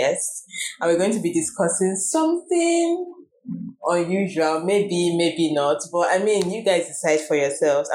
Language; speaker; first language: English; non-native, local second language; Igbo